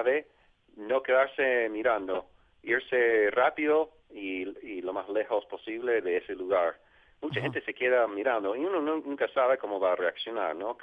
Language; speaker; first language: Spanish; non-native, fluent; English